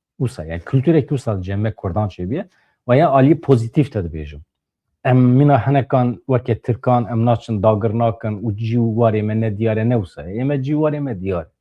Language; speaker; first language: Kurdish; native; Kurdish